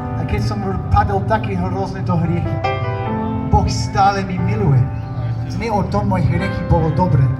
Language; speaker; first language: Slovak; non-native, learner; English